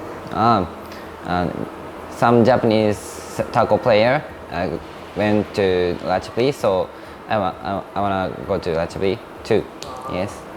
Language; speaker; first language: English; non-native, learner; Japanese